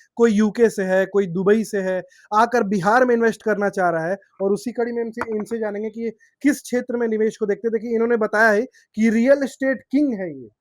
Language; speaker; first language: Hindi; native; Hindi